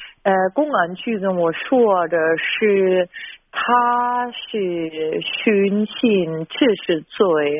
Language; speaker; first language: Chinese; non-native, fluent; German